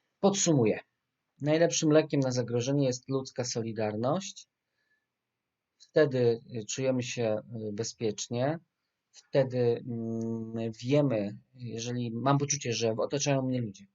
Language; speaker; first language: Polish; native; Polish